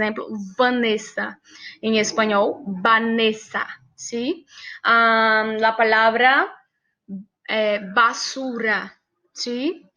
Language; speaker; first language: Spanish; non-native, fluent; Portuguese